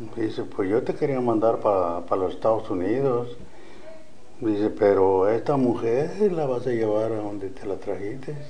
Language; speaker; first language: Spanish; native; Spanish